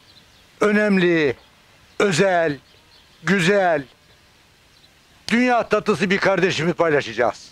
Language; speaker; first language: Turkish; native; Turkish